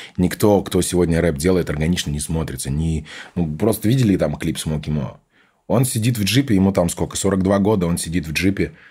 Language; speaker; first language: Russian; early bilingual, heritage; Russian